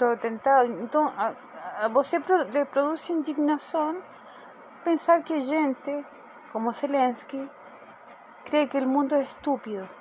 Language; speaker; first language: Portuguese; non-native, fluent; Spanish